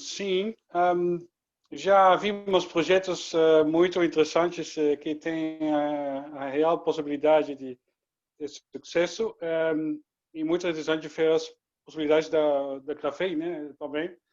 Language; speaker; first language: Portuguese; non-native, learner; Dutch